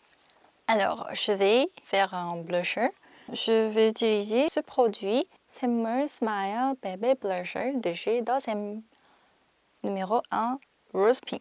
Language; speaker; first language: French; non-native, fluent; Korean